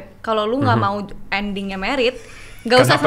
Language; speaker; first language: Indonesian; native; Indonesian